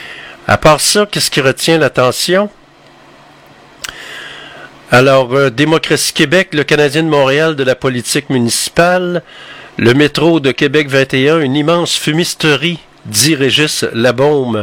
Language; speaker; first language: French; native; French